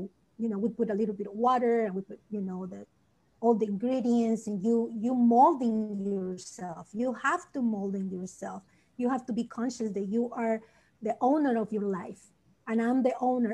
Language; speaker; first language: English; non-native, learner; Spanish